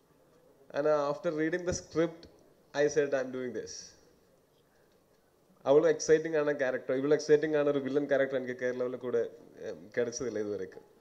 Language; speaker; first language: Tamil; non-native, learner; Malayalam